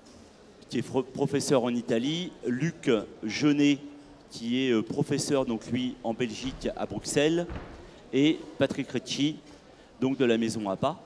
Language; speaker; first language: French; native; French